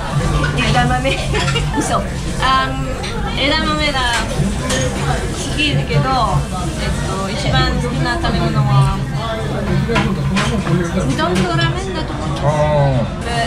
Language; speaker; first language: Japanese; non-native, learner; French